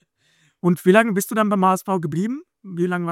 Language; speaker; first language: German; native; German